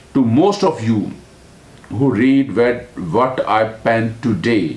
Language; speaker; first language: English; non-native, local second language; Urdu